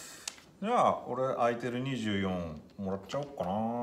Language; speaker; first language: Japanese; native; Japanese